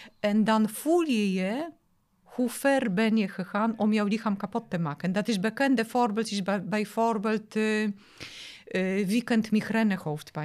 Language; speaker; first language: Dutch; non-native, fluent; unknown